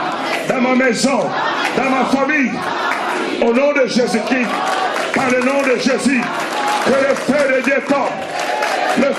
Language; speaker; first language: French; non-native, local second language; Lingala